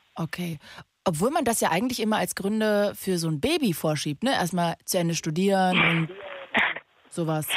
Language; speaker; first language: German; native; German